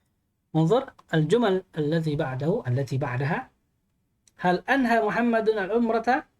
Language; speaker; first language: Arabic; non-native, fluent; Indonesian